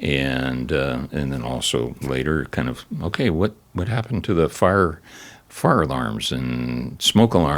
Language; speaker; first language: English; native; English